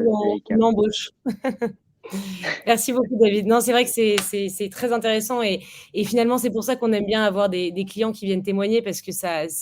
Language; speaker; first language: French; native; French